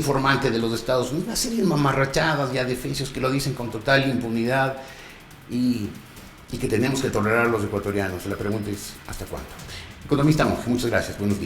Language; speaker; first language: Spanish; native; Spanish